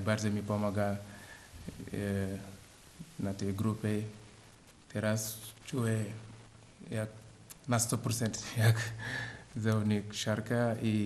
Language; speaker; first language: Polish; non-native, learner; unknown